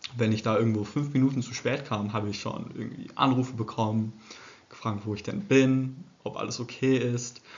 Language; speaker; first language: German; early bilingual, heritage; English